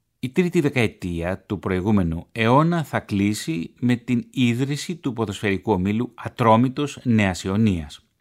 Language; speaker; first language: Greek; native; Greek